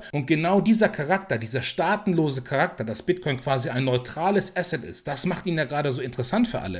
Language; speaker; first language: German; native; German